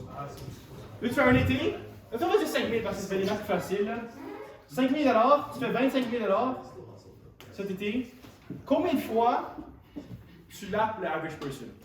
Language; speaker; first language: French; native; French